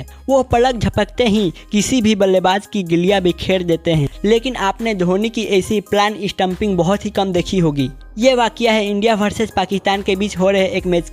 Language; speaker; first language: Hindi; native; Hindi